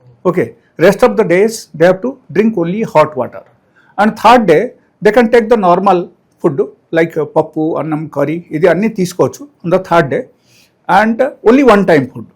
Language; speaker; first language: English; non-native, local second language; Telugu